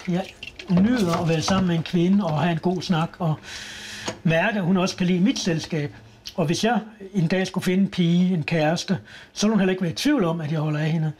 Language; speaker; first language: Danish; native; Danish